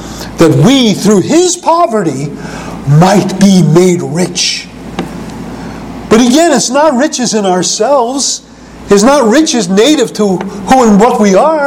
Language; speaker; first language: English; native; English